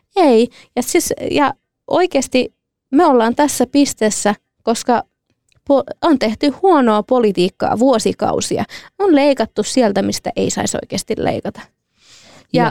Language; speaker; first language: Finnish; early bilingual, other home language; Kurdish